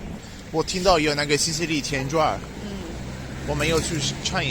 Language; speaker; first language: Chinese; non-native, fluent; Italian